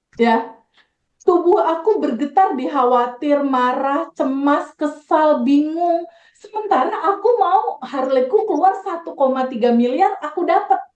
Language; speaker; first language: Indonesian; native; Indonesian